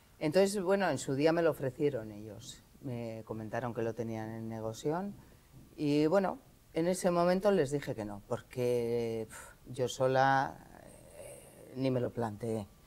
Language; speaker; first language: Spanish; native; Spanish